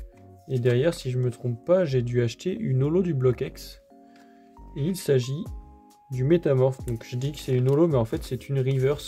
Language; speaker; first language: French; native; French